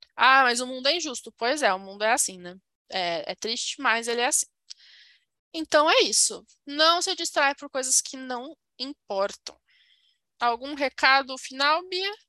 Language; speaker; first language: Portuguese; native; Portuguese